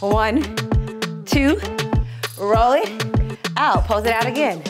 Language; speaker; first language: English; native; English